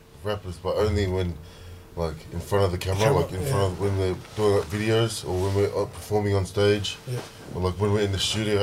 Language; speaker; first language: English; native; English